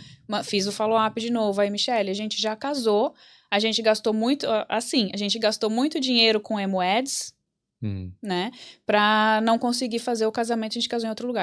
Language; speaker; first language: Portuguese; native; Portuguese